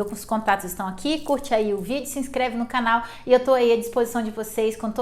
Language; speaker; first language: Portuguese; native; Portuguese